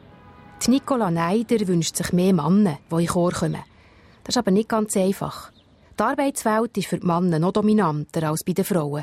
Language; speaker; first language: German; native; German